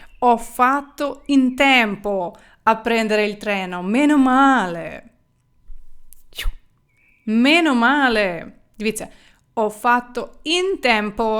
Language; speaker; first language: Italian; non-native, fluent; Ukrainian